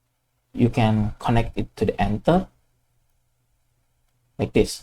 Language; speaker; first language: English; non-native, fluent; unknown